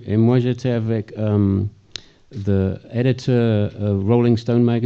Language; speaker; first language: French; non-native, fluent; English